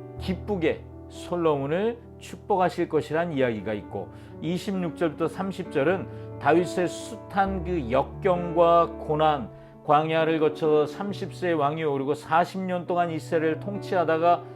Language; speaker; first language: Korean; native; Korean